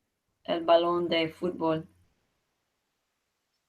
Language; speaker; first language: Spanish; non-native, fluent; English